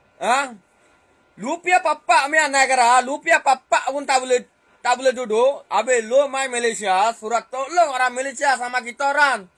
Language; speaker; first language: Malay; non-native, fluent; Rohingya